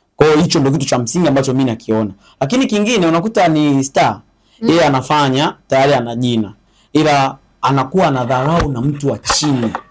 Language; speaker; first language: Swahili; native; Swahili